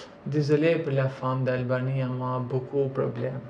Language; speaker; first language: French; non-native, learner; Albanian